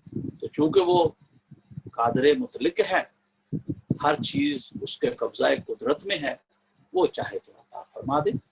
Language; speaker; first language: Urdu; native; Urdu